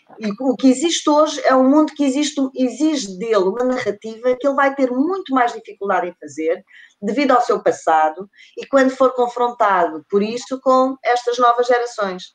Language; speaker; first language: Portuguese; native; Portuguese